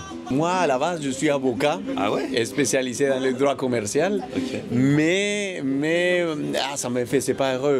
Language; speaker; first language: French; non-native, fluent; Spanish